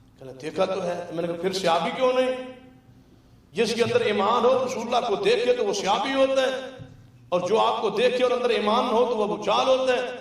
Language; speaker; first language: Urdu; non-native, local second language; Punjabi